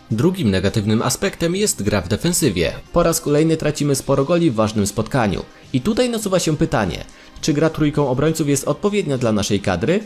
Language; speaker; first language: Polish; native; Polish